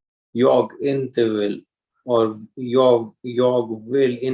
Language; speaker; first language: Swedish; non-native, learner; English